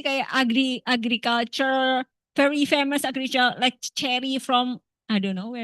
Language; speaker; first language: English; non-native, fluent; Indonesian